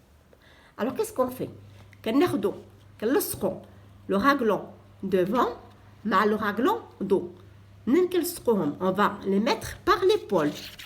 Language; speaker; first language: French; non-native, local second language; Arabic